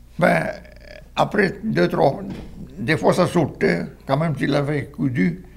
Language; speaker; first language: French; native; French